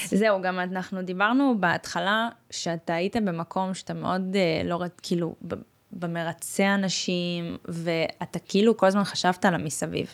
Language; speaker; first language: Hebrew; early bilingual, other home language; Russian